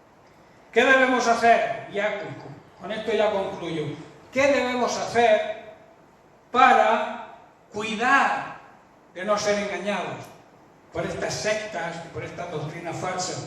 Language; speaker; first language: Spanish; native; Spanish